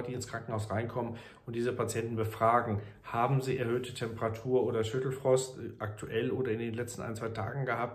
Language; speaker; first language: German; native; German